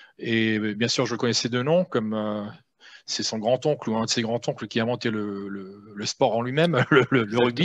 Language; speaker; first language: French; native; French